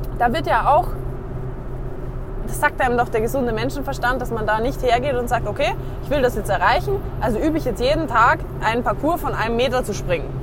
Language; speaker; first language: German; native; German